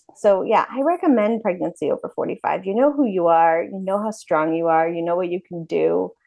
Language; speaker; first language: English; native; English